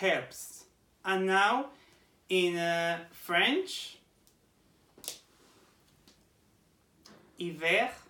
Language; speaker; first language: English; non-native, fluent; Portuguese